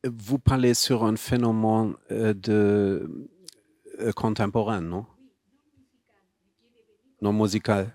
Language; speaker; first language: French; non-native, fluent; German